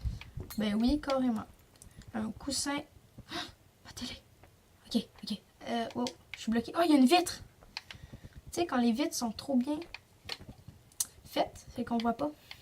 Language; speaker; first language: French; native; French